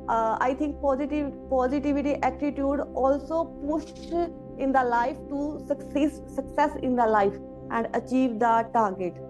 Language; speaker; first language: English; non-native, learner; Hindi